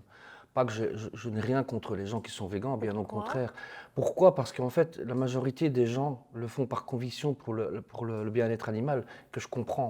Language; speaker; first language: French; native; French